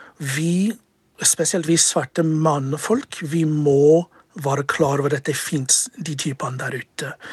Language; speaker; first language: Norwegian; non-native, fluent; English